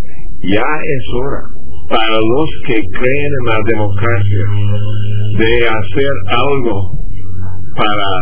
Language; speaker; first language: Spanish; non-native, fluent; English